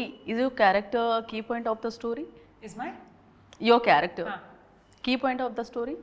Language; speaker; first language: Telugu; native; Telugu